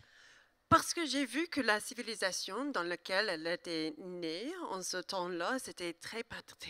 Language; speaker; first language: French; non-native, learner; English